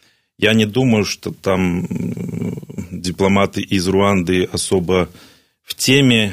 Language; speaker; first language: Russian; native; Russian